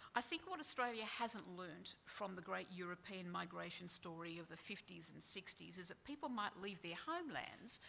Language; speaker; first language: English; native; English